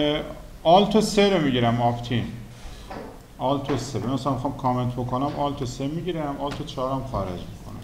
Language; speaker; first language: Persian; native; Persian